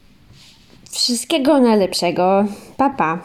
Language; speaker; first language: Polish; early bilingual, heritage; Ukrainian